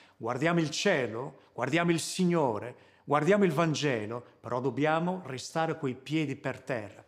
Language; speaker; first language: Italian; native; Italian